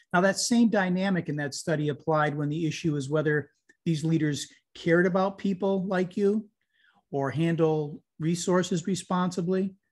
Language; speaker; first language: English; native; English